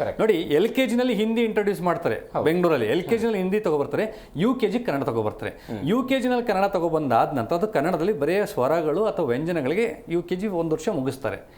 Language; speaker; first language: Kannada; native; Kannada